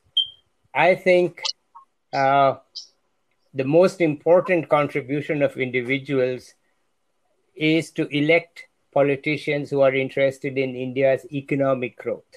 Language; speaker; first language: English; non-native, local second language; Hindi